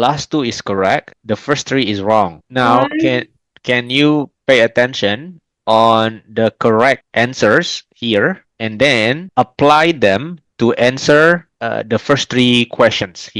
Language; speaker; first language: English; non-native, fluent; Indonesian